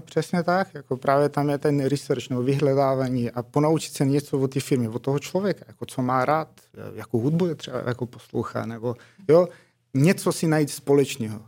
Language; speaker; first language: Czech; non-native, fluent; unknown